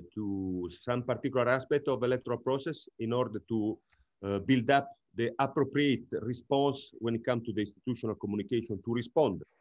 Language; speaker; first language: English; non-native, fluent; Italian